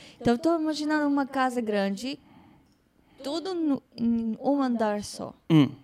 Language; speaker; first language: Portuguese; non-native, fluent; Hebrew